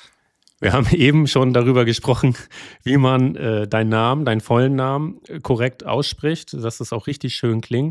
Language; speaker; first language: German; native; German